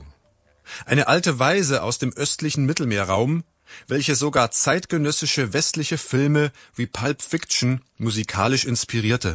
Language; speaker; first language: German; native; German